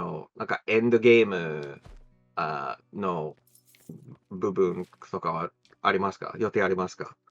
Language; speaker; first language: Japanese; non-native, fluent; English